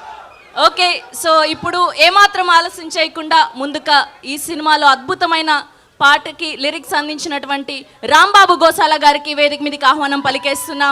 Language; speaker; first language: Telugu; native; Telugu